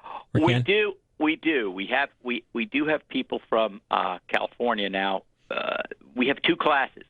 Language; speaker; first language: English; native; English